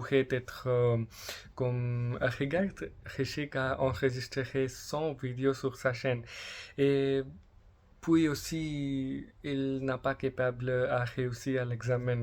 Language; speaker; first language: French; non-native, learner; English